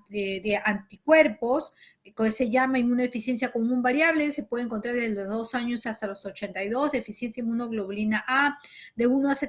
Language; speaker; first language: Spanish; native; Spanish